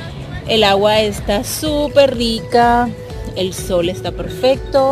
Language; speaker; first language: Spanish; native; Spanish